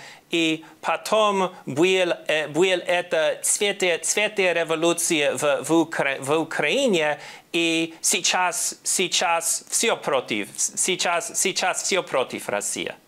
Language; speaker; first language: Russian; non-native, learner; English